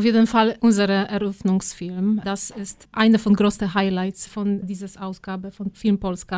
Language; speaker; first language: German; non-native, fluent; Polish